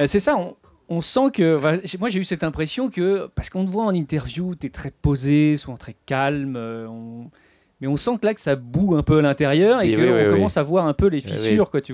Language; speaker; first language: French; native; French